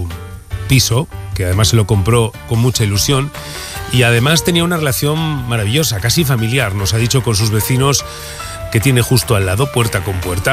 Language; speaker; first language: Spanish; native; Spanish